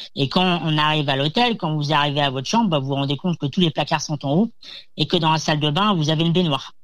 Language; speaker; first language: French; native; French